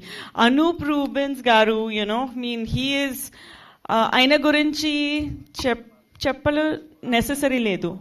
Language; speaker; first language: Telugu; non-native, fluent; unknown